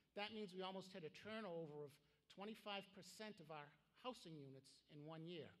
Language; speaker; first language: English; native; English